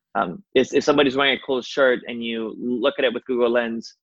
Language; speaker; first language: English; non-native, fluent; Portuguese